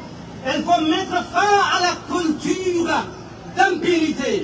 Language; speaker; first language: French; non-native, fluent; Persian